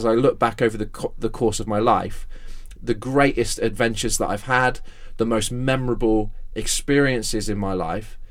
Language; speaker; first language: English; native; English